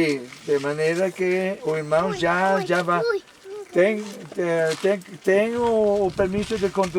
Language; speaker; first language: Portuguese; non-native, fluent; Spanish